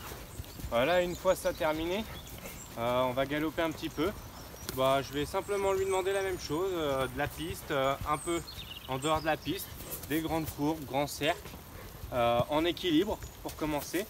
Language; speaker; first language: French; native; French